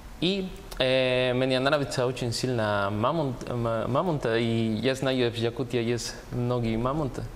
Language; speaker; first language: Russian; non-native, learner; Spanish